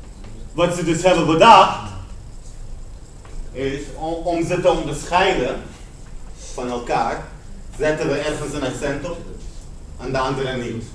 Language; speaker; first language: Dutch; non-native, fluent; Spanish